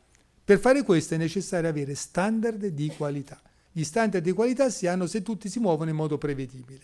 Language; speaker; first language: Italian; native; Italian